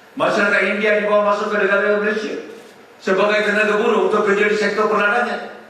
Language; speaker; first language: Malay; non-native, local second language; Tamil